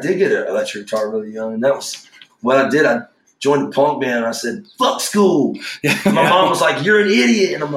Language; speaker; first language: English; native; English